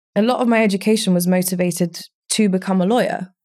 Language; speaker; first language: English; early bilingual, other home language; Romanian